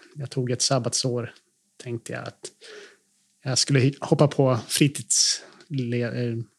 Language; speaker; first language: Swedish; native; Swedish